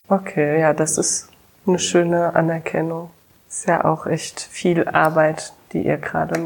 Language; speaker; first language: German; native; German